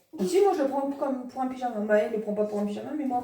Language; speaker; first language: French; native; French